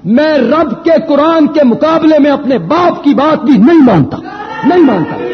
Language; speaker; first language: Urdu; non-native, local second language; Punjabi